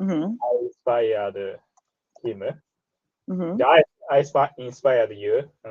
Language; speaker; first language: English; non-native, learner; Japanese